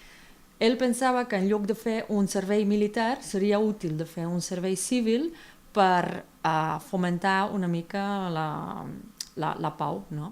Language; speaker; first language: Catalan; non-native, fluent; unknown